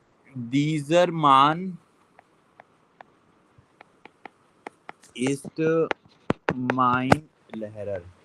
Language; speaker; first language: German; non-native, fluent; Hindi